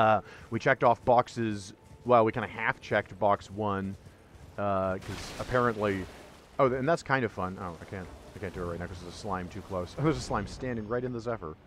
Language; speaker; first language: English; native; English